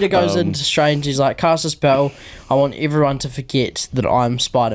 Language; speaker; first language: English; native; English